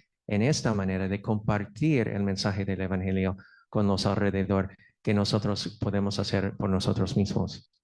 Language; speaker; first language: Spanish; non-native, fluent; English